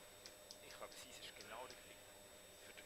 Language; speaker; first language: German; native; German